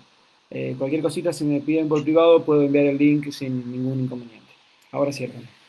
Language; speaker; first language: Spanish; native; Spanish